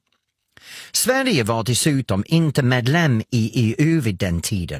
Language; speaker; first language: Swedish; non-native, fluent; English